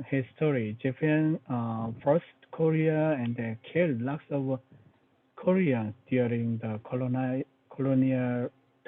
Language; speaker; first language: English; non-native, learner; Korean